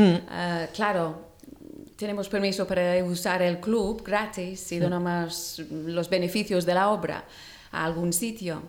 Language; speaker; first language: Spanish; non-native, learner; English